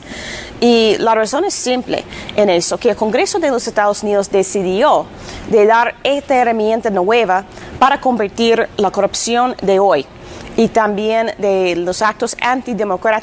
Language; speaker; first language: Spanish; non-native, fluent; English